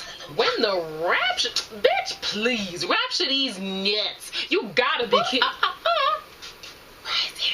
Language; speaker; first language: English; native; English